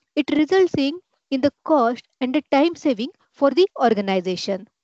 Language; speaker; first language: English; non-native, local second language; Marathi